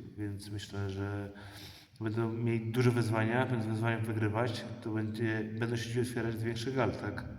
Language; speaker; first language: Polish; early bilingual, heritage; Polish